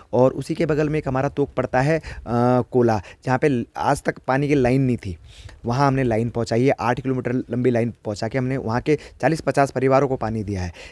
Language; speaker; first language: Hindi; native; Hindi